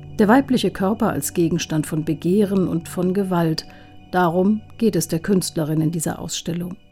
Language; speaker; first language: German; native; German